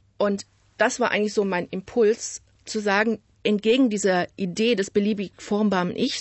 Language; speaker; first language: German; native; German